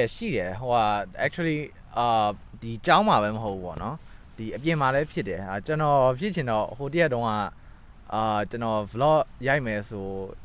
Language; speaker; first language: Burmese; native; Burmese